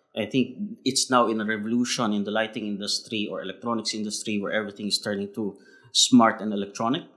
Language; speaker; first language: English; non-native, local second language; Filipino